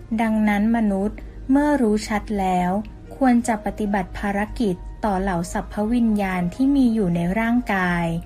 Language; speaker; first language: Thai; native; Thai